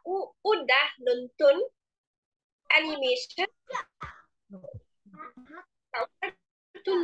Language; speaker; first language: Indonesian; non-native, fluent; Arabic